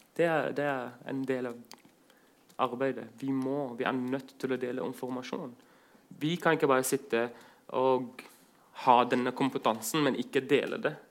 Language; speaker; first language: Norwegian; non-native, fluent; Arabic